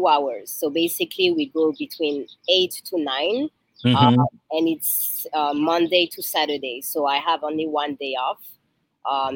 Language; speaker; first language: English; non-native, learner; French